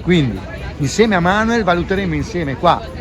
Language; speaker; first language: Italian; native; Italian